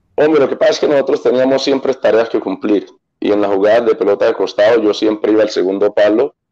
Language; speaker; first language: Spanish; native; Spanish